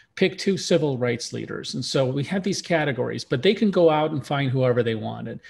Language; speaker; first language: English; early bilingual, other home language; Russian